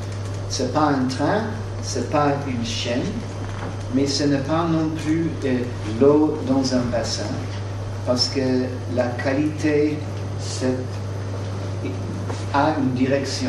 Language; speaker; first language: French; non-native, fluent; English